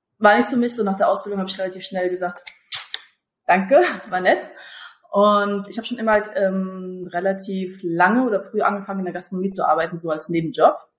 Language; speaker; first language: German; early bilingual, other home language; Russian